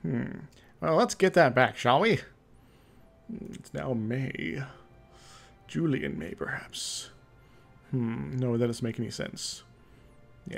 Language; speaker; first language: English; native; English